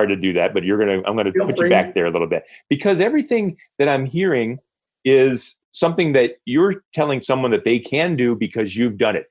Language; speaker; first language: English; native; English